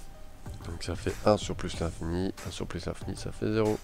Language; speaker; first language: French; native; French